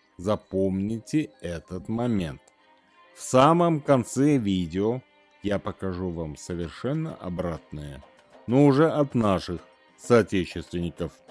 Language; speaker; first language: Russian; native; Russian